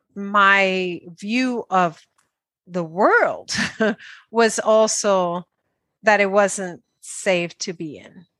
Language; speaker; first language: English; non-native, fluent; Spanish